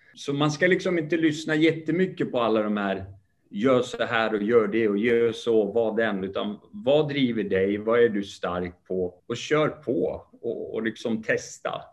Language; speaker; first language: Swedish; early bilingual, other home language; Kurdish